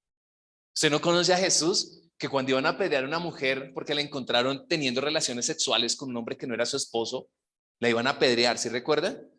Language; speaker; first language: Spanish; native; Spanish